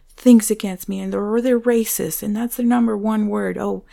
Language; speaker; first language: English; non-native, fluent; Spanish